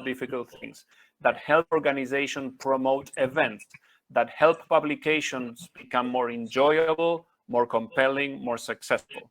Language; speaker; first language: English; non-native, fluent; Spanish